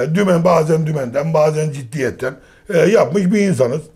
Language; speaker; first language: Turkish; native; Turkish